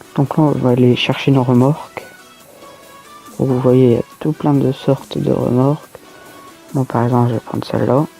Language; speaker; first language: French; native; French